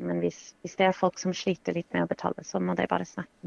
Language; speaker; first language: Norwegian; non-native, fluent; English